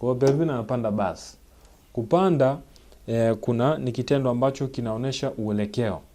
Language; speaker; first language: Swahili; native; Swahili